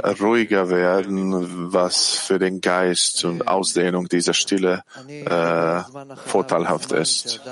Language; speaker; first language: German; non-native, fluent; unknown